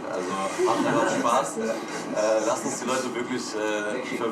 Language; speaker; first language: German; native; German